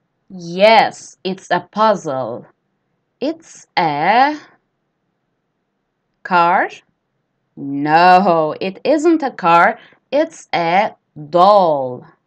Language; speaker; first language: English; non-native, fluent; Turkish